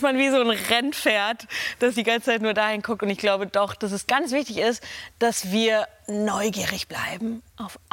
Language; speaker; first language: German; native; German